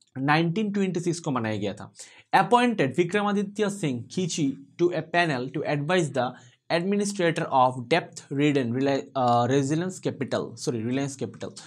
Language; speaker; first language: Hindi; non-native, local second language; Bangla